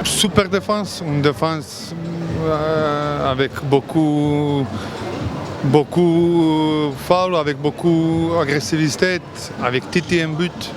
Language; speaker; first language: French; non-native, learner; Croatian